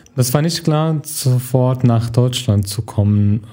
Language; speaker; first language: German; non-native, fluent; Arabic